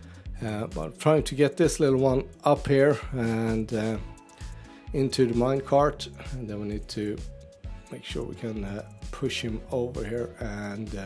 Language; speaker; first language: English; native; English